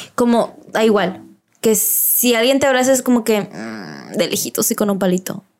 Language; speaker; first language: Spanish; early bilingual, heritage; Spanish